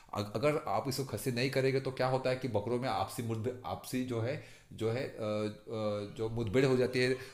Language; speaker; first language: Hindi; non-native, local second language; Marathi